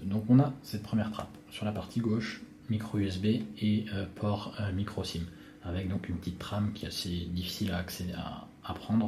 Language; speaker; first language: French; native; French